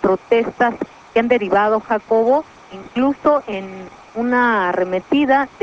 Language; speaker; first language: Spanish; native; Spanish